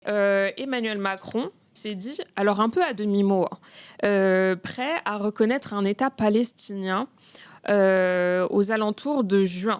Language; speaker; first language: French; native; French